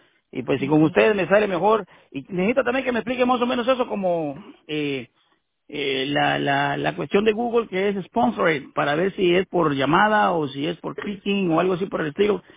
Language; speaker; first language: Spanish; native; Spanish